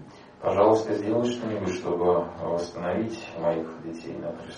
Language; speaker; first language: Russian; native; Russian